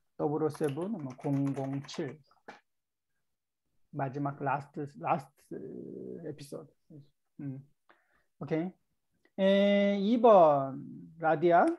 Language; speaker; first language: Korean; native; Korean